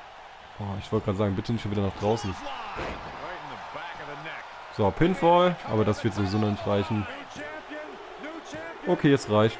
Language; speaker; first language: German; native; German